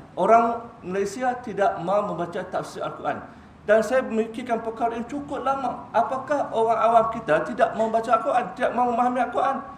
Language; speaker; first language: Malay; native; Malay